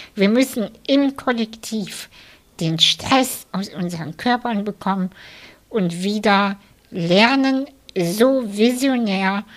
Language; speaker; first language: German; non-native, fluent; Russian